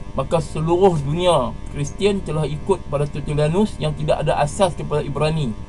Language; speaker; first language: Malay; native; Malay